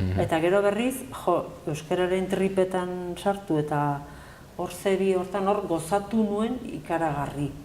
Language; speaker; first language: Basque; native; Basque